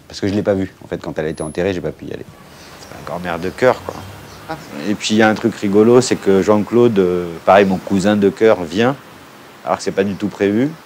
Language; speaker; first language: French; native; French